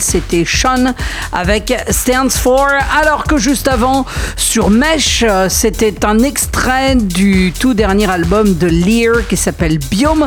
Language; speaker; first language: French; native; French